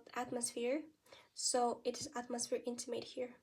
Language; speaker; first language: English; non-native, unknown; Kazakh